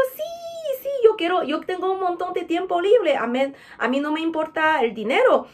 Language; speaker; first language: Spanish; non-native, fluent; Chinese